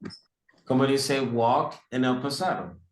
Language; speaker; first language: Spanish; non-native, fluent; English